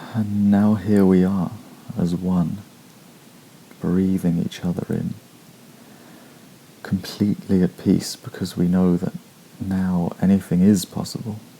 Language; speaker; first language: English; native; English